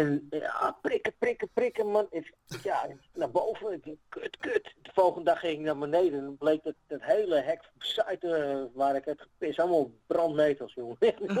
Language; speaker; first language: Dutch; native; Dutch